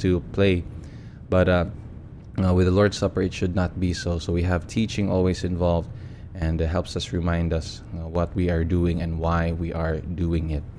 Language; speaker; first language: English; non-native, local second language; Cebuano